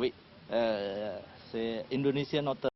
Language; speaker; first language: French; non-native, learner; Indonesian